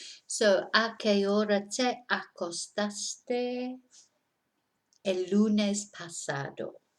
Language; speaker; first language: Spanish; non-native, fluent; English